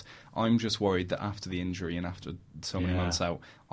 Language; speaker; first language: English; native; English